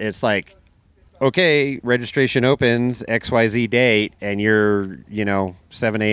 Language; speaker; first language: English; native; English